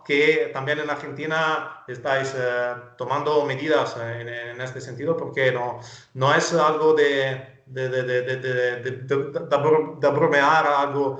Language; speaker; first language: Spanish; non-native, fluent; Italian